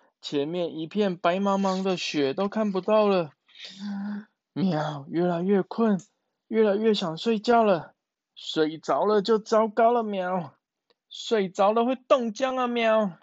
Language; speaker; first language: Chinese; native; Chinese